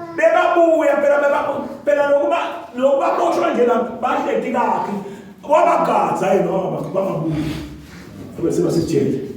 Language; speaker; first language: Zulu; non-native, local second language; Swati